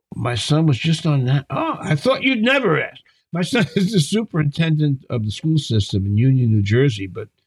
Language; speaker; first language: English; native; English